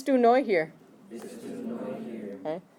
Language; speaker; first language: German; non-native, fluent; English